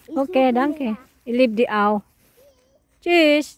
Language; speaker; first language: German; non-native, learner; Indonesian